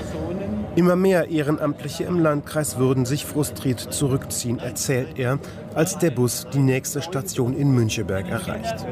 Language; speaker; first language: German; native; German